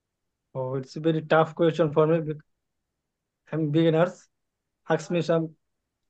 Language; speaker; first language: English; non-native, learner; Bangla